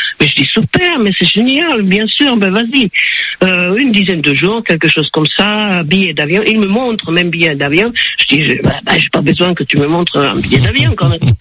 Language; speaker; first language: French; non-native, fluent; Slovak